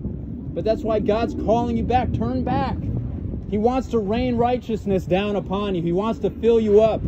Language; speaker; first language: English; native; English